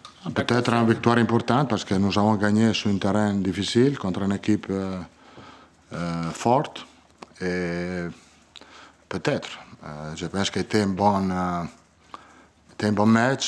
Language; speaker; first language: French; non-native, learner; Italian